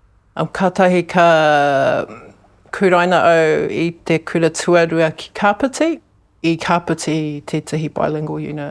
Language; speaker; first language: Māori; non-native, local second language; English